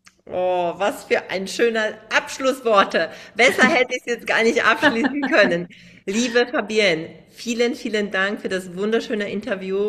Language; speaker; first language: German; native; German